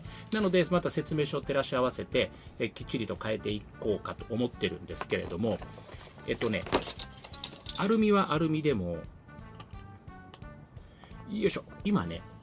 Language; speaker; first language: Japanese; native; Japanese